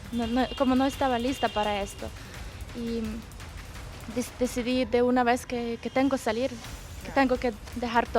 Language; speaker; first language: Spanish; non-native, fluent; Ukrainian